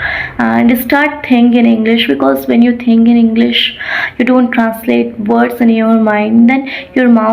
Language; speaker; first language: English; non-native, learner; Odia